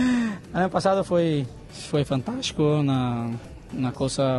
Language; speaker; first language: Spanish; non-native, fluent; Portuguese